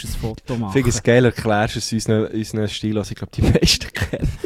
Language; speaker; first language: German; native; German